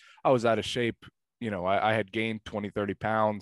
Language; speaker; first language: English; native; English